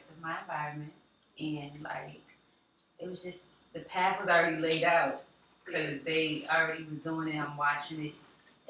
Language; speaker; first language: English; native; English